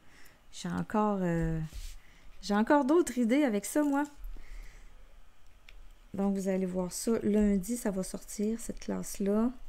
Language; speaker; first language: French; native; French